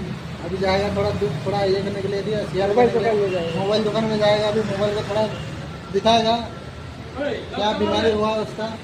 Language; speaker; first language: Hindi; non-native, local second language; Bangla